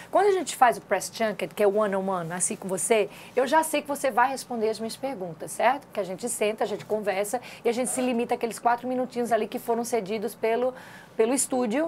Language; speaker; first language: Portuguese; native; Portuguese